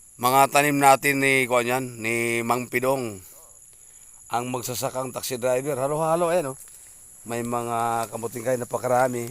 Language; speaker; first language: Filipino; non-native, local second language; Cebuano